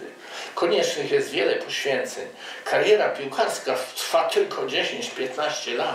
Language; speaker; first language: Polish; native; Polish